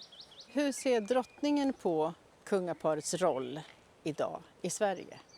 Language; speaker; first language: Swedish; native; Swedish